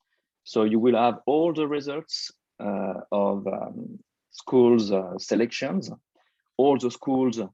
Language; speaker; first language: English; non-native, fluent; French